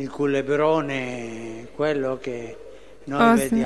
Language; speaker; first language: Italian; early bilingual, heritage; Spanish